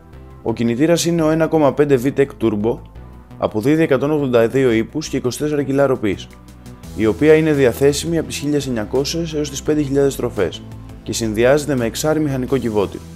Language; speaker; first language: Greek; native; Greek